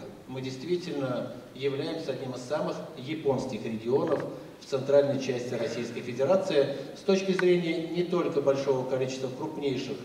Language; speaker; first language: Russian; native; Russian